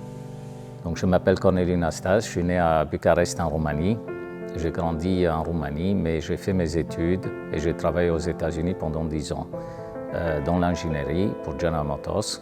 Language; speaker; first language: French; non-native, fluent; Romanian